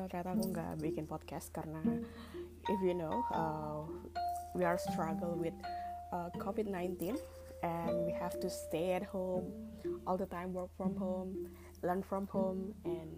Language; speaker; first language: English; non-native, learner; Indonesian